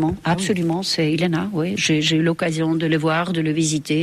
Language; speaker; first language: French; non-native, fluent; Estonian